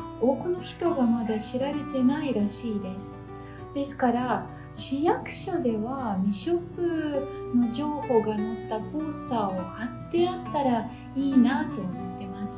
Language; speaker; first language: Japanese; non-native, fluent; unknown